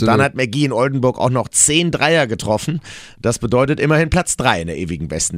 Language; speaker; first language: German; native; German